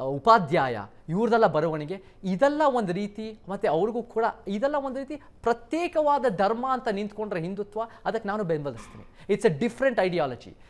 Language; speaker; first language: Kannada; early bilingual, heritage; Kannada